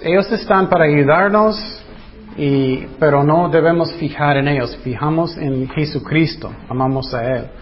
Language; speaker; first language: Spanish; non-native, fluent; English